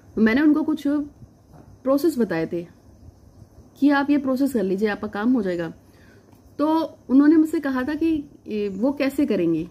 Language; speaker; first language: Hindi; native; Hindi